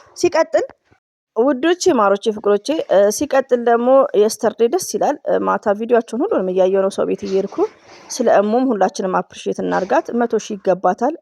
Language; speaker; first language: Amharic; native; Amharic